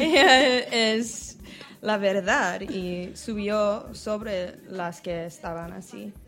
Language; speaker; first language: Spanish; non-native, learner; English